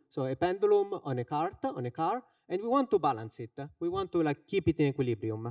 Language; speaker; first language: English; non-native, fluent; Finnish